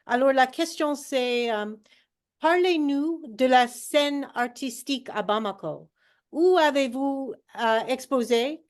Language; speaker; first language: French; non-native, learner; English